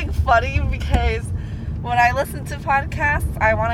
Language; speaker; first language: English; native; English